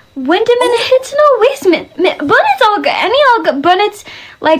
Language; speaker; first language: Amharic; early bilingual, heritage; Amharic